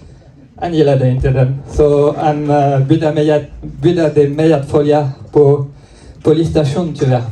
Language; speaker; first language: Swedish; non-native, learner; French